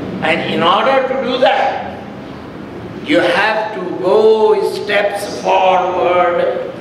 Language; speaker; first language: English; non-native, local second language; Urdu